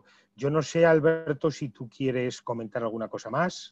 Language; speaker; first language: Spanish; native; Spanish